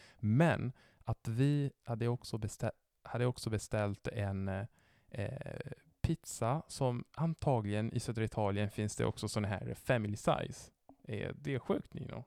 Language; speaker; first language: Swedish; non-native, fluent; Italian